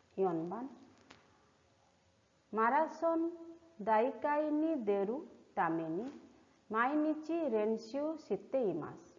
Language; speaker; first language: Japanese; non-native, fluent; Hindi